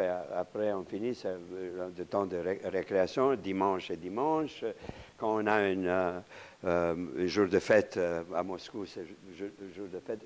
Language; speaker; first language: French; non-native, fluent; Romanian